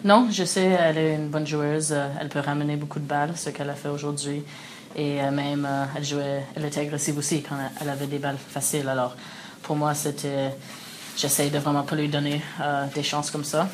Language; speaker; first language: French; early bilingual, other home language; English